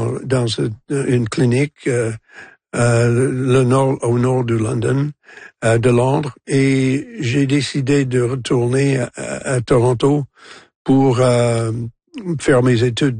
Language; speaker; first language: French; non-native, fluent; English